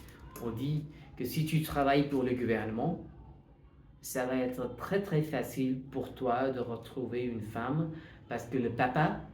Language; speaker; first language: French; non-native, fluent; Hindi